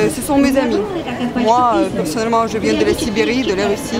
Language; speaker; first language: French; non-native, fluent; Russian